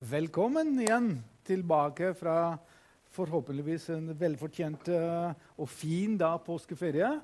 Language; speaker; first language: Norwegian; non-native, fluent; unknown